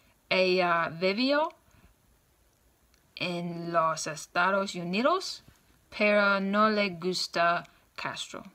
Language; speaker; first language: Spanish; non-native, learner; English